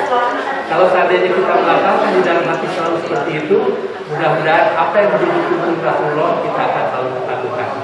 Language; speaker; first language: Indonesian; non-native, local second language; Sundanese